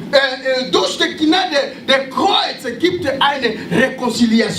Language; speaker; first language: German; non-native, learner; French